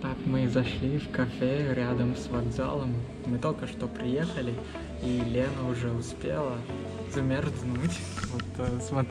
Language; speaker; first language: Russian; non-native, learner; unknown